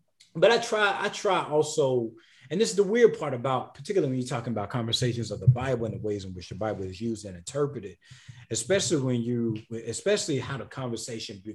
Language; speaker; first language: English; native; English